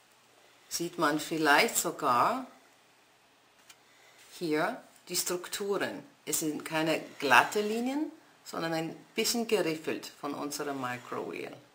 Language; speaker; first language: German; non-native, fluent; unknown